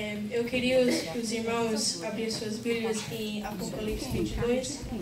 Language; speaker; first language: Portuguese; early bilingual, heritage; Portuguese